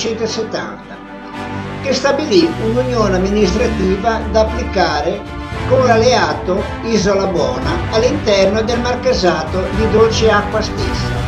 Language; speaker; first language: Italian; native; Italian